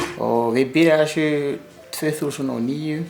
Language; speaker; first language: Icelandic; non-native, learner; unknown